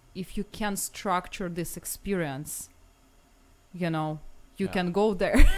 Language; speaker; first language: English; non-native, fluent; Russian